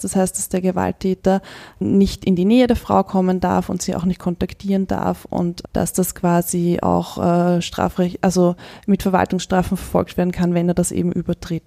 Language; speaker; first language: German; native; German